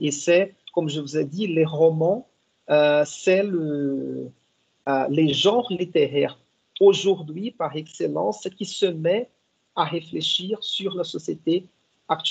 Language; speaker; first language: French; non-native, fluent; Portuguese